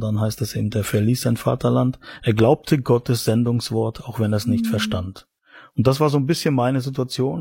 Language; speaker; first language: German; native; German